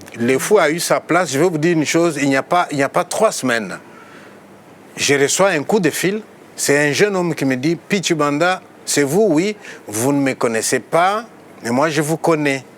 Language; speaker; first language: French; non-native, local second language; Luba-Lulua